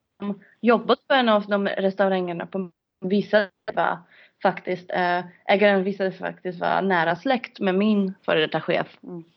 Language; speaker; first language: Swedish; non-native, fluent; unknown